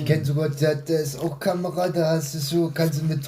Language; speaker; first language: German; early bilingual, other home language; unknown